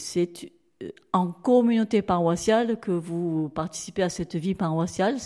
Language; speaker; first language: French; native; French